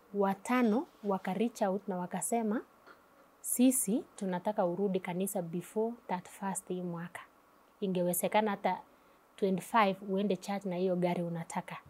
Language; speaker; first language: Swahili; non-native, local second language; Kalaallisut